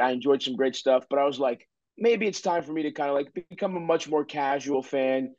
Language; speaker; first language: English; native; English